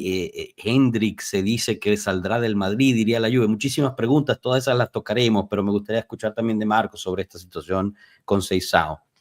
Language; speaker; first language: Spanish; native; Spanish